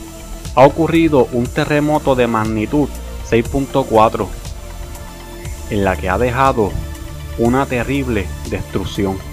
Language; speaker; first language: Spanish; native; Spanish